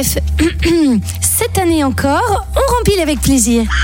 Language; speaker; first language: French; native; French